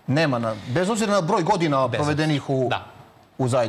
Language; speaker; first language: Serbian; native; Serbian